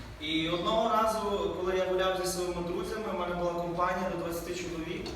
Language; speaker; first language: Ukrainian; native; Ukrainian